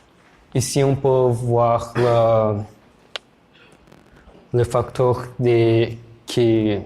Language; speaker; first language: French; non-native, learner; Portuguese